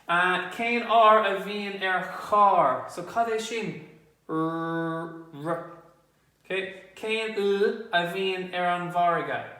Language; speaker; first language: Irish; non-native, local second language; English